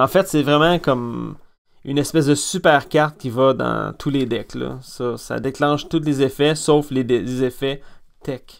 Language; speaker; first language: French; native; French